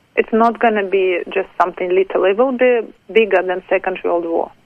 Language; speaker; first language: English; non-native, fluent; Ukrainian